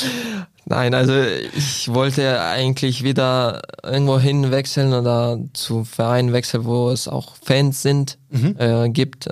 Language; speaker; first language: German; non-native, fluent; Croatian